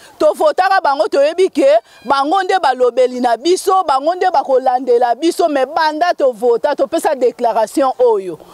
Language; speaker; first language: Lingala; native; Lingala